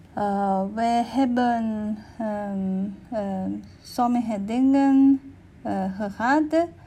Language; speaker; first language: Dutch; non-native, learner; English